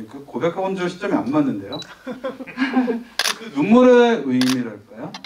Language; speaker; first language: Korean; native; Korean